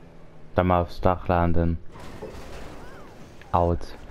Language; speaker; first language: German; native; German